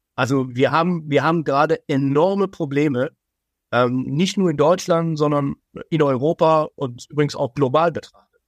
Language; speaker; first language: German; early bilingual, other home language; Persian